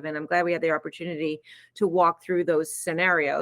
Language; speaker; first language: English; native; English